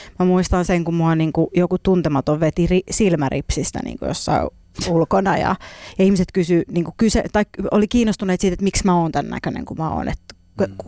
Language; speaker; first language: Finnish; native; Finnish